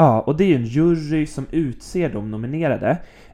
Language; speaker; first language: Swedish; native; Swedish